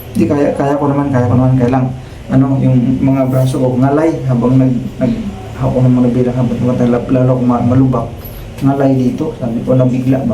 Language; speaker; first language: Filipino; non-native, local second language; Cebuano